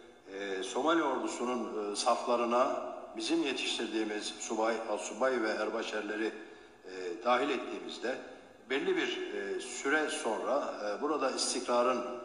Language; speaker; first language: Turkish; native; Turkish